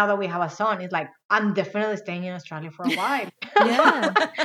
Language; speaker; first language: English; non-native, fluent; Spanish